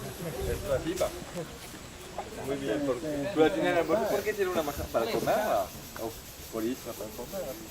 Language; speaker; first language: Spanish; non-native, learner; French